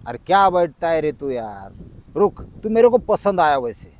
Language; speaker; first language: Hindi; non-native, local second language; Marathi